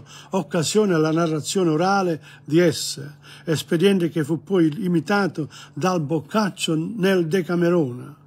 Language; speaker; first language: Italian; non-native, fluent; English